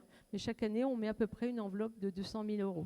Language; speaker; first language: French; native; French